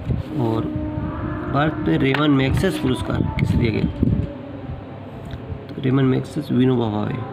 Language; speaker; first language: Hindi; native; Hindi